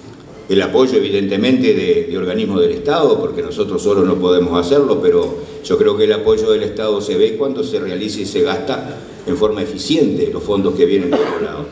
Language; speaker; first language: Spanish; native; Spanish